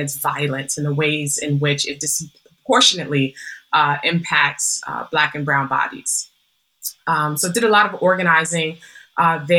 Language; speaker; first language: English; native; English